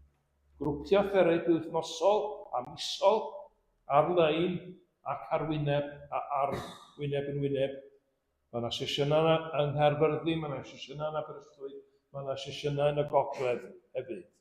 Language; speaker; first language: Welsh; native; Welsh